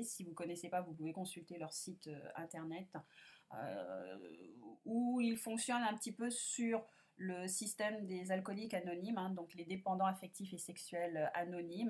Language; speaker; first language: French; native; French